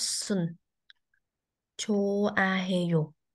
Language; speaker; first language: Korean; non-native, learner; Vietnamese